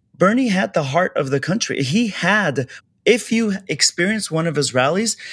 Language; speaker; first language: English; early bilingual, other home language; Persian